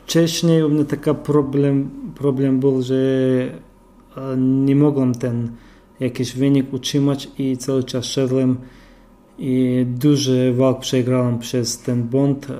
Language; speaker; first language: Polish; non-native, fluent; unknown